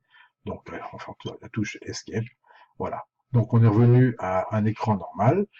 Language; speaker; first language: French; native; French